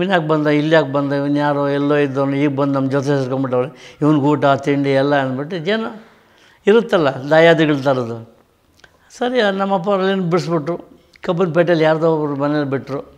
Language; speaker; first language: Kannada; native; Kannada